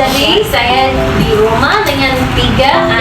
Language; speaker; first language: Indonesian; non-native, fluent; English